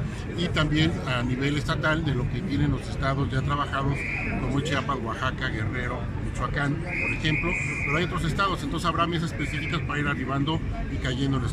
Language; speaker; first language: Spanish; native; Spanish